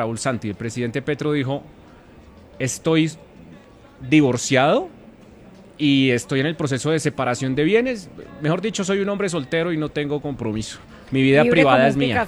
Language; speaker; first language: Spanish; native; Spanish